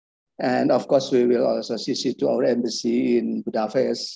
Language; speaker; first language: English; non-native, fluent; Indonesian